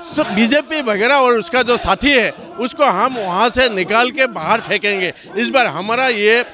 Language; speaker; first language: Hindi; non-native, local second language; Kok Borok